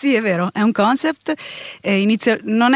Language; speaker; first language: Italian; native; Italian